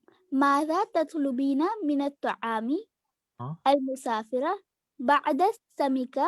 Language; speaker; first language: Arabic; non-native, learner; Urdu